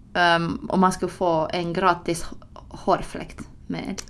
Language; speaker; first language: Swedish; early bilingual, other home language; Finnish